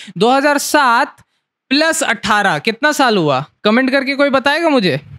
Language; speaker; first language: Hindi; native; Hindi